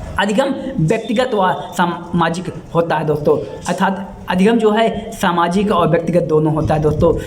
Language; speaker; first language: Hindi; native; Hindi